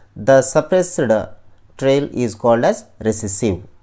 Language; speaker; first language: English; non-native, local second language; Telugu